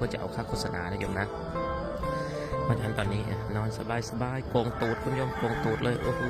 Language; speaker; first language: Thai; native; Thai